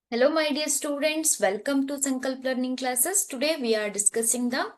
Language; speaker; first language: English; non-native, local second language; Kannada